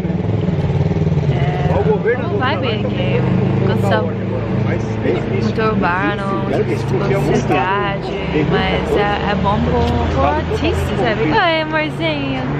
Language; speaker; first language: Portuguese; non-native, learner; English